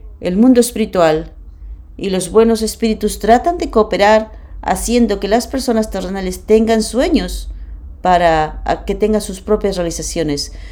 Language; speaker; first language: Spanish; non-native, fluent; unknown